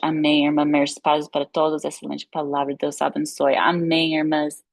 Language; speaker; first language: Portuguese; non-native, fluent; English